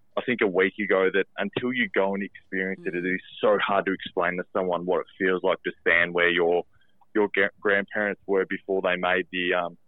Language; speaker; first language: English; early bilingual, other home language; Albanian